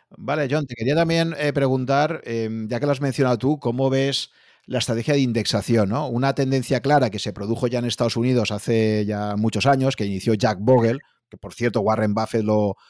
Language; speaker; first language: Spanish; native; Spanish